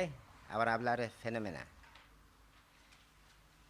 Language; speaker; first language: Spanish; non-native, learner; Tibetan